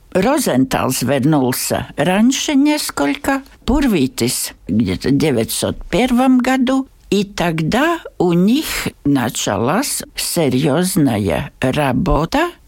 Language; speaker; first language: Russian; native; Russian